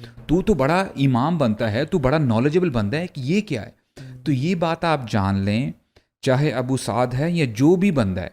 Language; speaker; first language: Urdu; native; Urdu